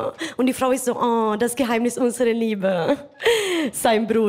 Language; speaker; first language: German; non-native, fluent; Italian